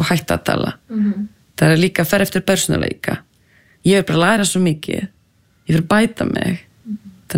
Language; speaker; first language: Icelandic; non-native, fluent; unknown